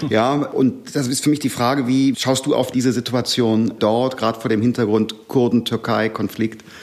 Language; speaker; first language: German; native; German